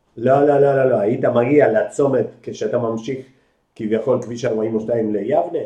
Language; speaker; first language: Hebrew; non-native, fluent; Spanish